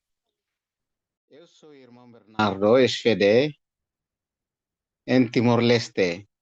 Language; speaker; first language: Portuguese; non-native, fluent; Tetum